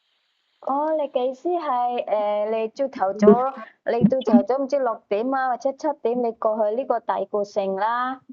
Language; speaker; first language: Cantonese; native; Cantonese